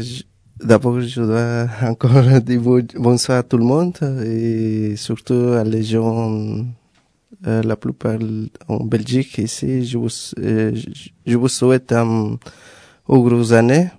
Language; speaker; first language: French; non-native, learner; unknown